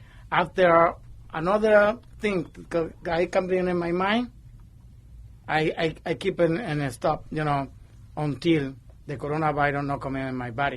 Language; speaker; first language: English; non-native, learner; Spanish